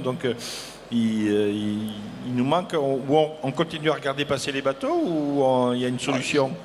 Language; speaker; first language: French; native; French